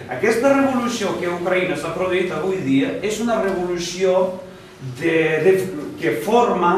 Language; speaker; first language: Catalan; non-native, fluent; Ukrainian